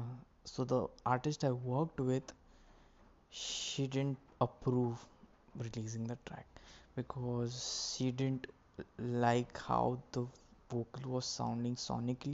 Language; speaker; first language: English; non-native, local second language; Marathi